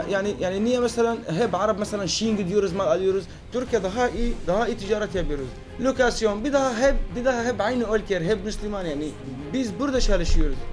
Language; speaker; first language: Turkish; non-native, learner; Arabic